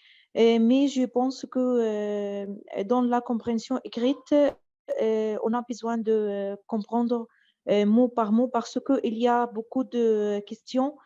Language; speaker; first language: French; non-native, learner; Arabic